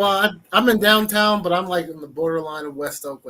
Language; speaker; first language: English; native; English